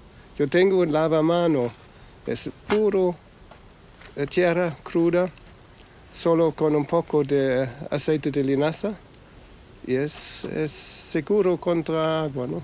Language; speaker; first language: Spanish; non-native, fluent; German